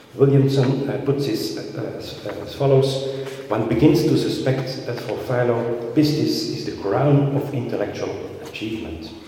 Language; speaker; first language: English; non-native, fluent; Dutch